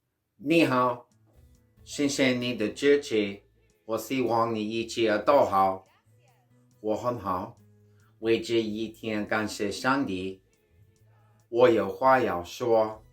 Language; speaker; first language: Chinese; non-native, learner; English